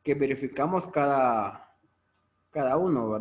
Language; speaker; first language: Spanish; native; Spanish